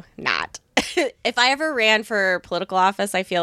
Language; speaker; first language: English; native; English